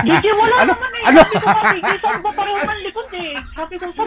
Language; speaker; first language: Filipino; native; Filipino